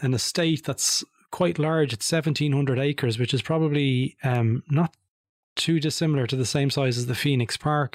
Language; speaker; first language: English; native; English